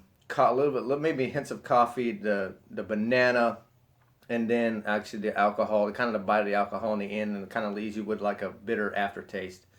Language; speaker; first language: English; native; English